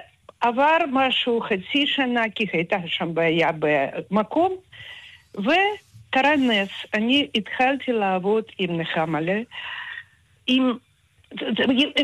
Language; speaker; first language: Hebrew; non-native, fluent; Russian